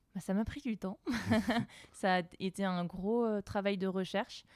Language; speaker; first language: French; native; French